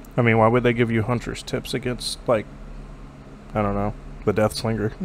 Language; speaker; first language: English; native; English